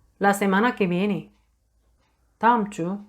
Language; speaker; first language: Spanish; non-native, fluent; Korean